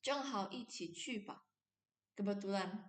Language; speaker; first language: Chinese; non-native, fluent; Indonesian